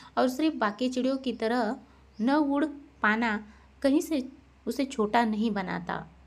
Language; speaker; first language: Hindi; non-native, local second language; Marathi